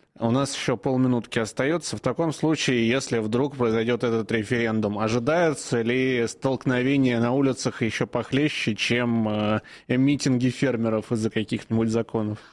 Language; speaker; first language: Russian; native; Russian